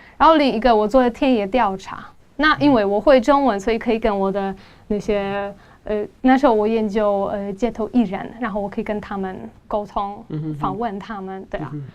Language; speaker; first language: Chinese; non-native, fluent; Polish